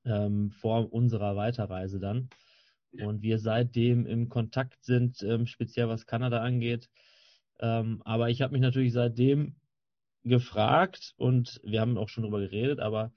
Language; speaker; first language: German; native; German